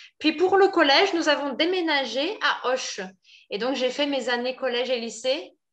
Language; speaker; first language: French; native; French